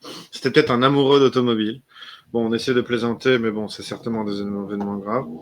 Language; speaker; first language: French; native; French